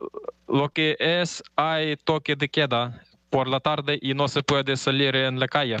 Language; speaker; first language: Spanish; non-native, fluent; Ukrainian